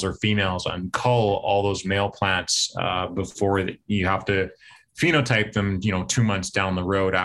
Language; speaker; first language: English; native; English